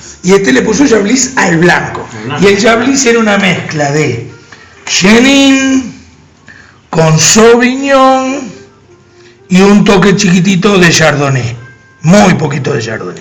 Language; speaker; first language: Spanish; native; Spanish